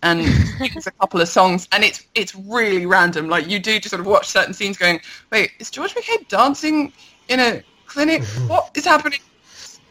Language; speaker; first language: English; native; English